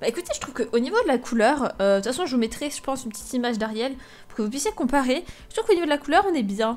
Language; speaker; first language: French; native; French